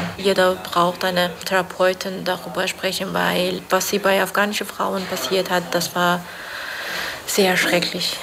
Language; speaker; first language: German; non-native, learner; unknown